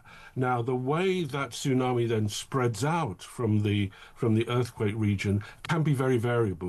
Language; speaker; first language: English; native; English